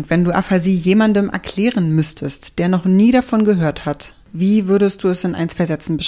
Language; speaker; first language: German; native; German